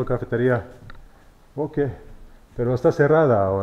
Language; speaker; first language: Spanish; non-native, learner; English